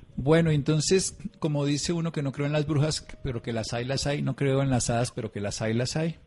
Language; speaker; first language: Spanish; native; Spanish